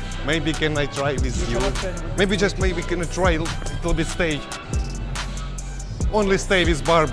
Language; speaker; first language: English; non-native, learner; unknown